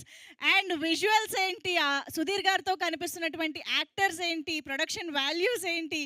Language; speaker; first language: Telugu; native; Telugu